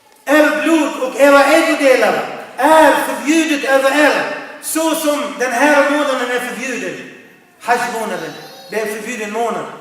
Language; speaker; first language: Swedish; non-native, fluent; Arabic